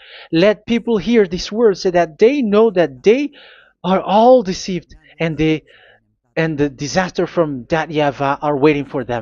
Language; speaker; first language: English; non-native, fluent; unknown